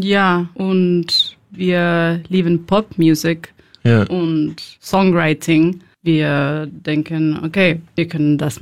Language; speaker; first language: German; non-native, learner; Spanish